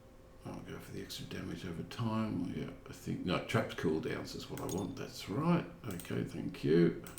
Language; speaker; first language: English; native; English